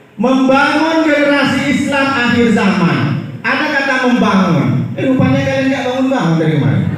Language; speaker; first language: Indonesian; non-native, local second language; Madurese